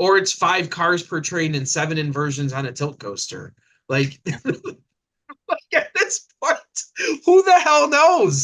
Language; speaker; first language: English; native; English